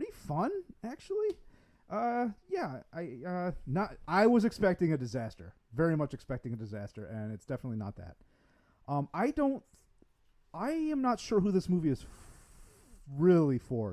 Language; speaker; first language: English; native; English